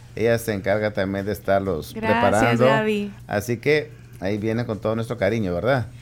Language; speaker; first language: Spanish; native; Spanish